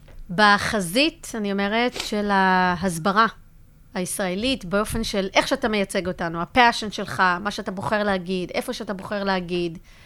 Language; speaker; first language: Hebrew; native; Hebrew